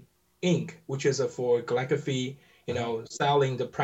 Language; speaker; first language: English; non-native, learner; Chinese